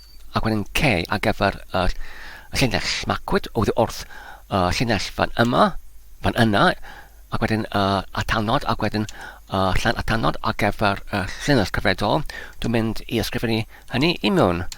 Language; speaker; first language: Welsh; non-native, learner; Polish